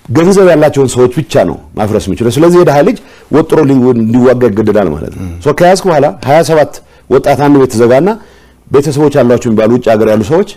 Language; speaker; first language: Amharic; non-native, local second language; Tigrinya